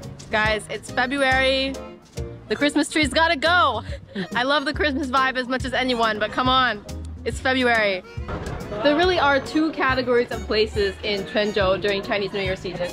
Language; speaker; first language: English; native; English